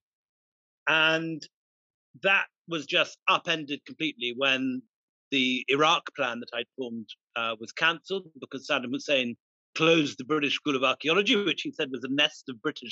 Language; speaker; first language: English; native; English